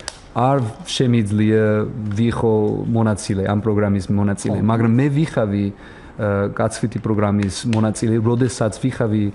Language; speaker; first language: Georgian; non-native, learner; English